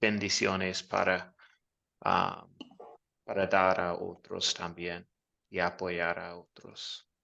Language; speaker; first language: Spanish; non-native, fluent; English